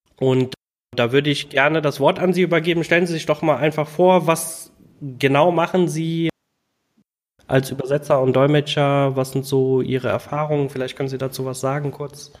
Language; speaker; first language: German; early bilingual, other home language; Tamil